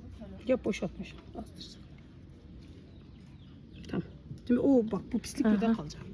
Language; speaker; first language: Turkish; native; Turkish